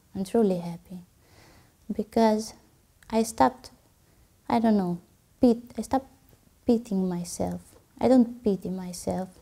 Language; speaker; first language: English; non-native, fluent; Romanian